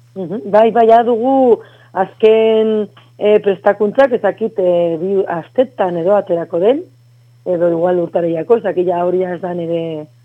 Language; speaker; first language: Basque; non-native, local second language; Spanish